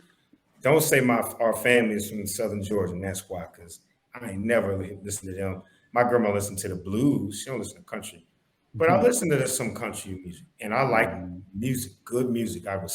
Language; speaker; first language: English; native; English